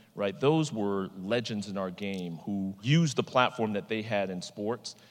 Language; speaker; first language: English; native; English